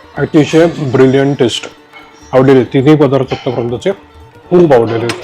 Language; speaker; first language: Marathi; native; Marathi